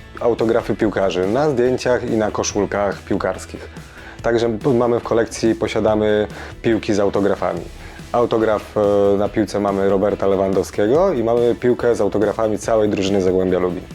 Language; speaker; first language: Polish; native; Polish